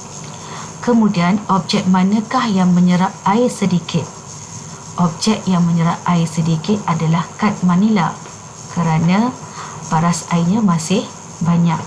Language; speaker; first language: Malay; native; Malay